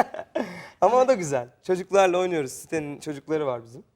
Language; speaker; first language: Turkish; native; Turkish